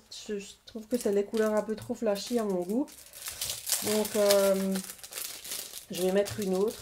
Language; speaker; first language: French; native; French